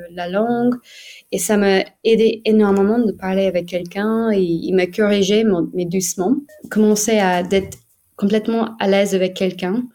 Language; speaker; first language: French; non-native, fluent; English